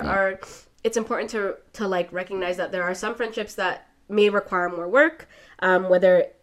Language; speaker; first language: English; native; English